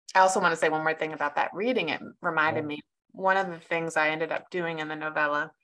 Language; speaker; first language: English; native; English